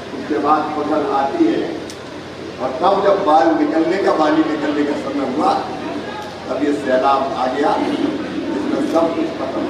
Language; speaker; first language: Hindi; native; Hindi